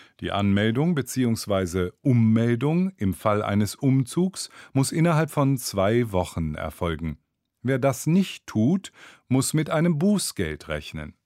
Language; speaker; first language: German; native; German